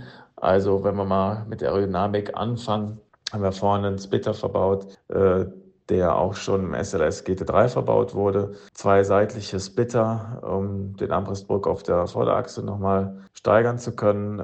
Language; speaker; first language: German; native; German